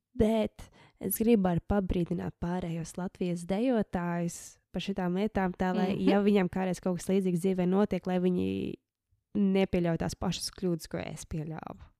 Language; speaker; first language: Latvian; early bilingual, heritage; Latvian